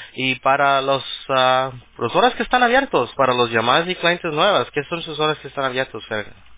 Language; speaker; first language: Spanish; early bilingual, heritage; Spanish